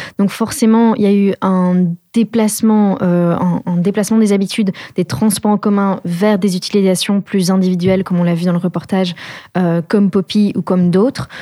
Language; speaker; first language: French; native; French